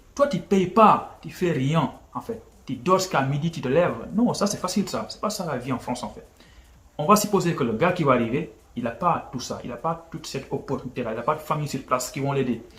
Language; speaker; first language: French; non-native, local second language; Wolof